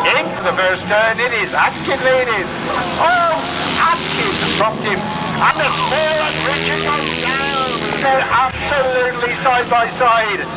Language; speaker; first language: English; native; English